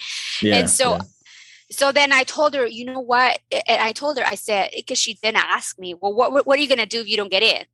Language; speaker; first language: English; early bilingual, other home language; Spanish